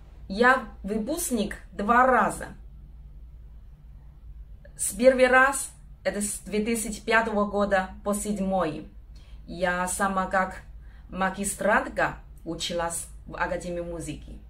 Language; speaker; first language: Russian; non-native, learner; Chinese